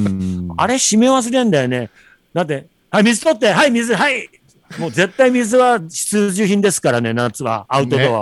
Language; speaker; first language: Japanese; native; Japanese